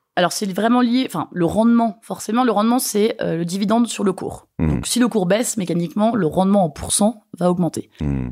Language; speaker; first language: French; native; French